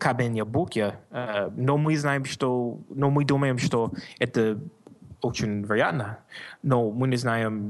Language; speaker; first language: Russian; non-native, learner; English